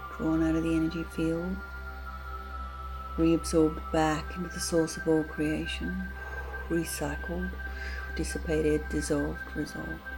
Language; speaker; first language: English; native; English